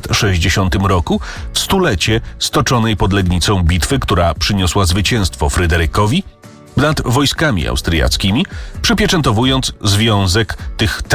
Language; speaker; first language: Polish; native; Polish